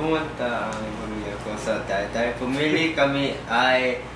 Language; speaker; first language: Filipino; non-native, learner; Korean